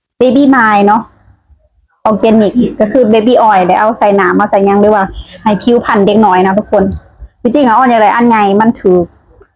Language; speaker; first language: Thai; non-native, local second language; Lao